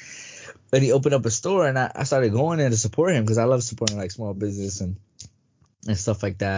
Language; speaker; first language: English; native; English